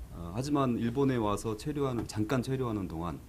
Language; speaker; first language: Korean; native; Korean